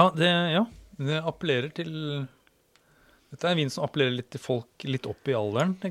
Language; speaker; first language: Norwegian; native; Norwegian